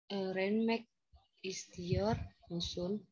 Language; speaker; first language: Turkish; non-native, learner; Indonesian